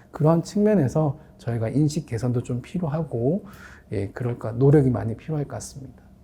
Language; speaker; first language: Korean; native; Korean